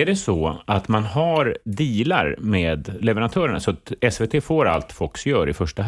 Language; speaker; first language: Swedish; native; Swedish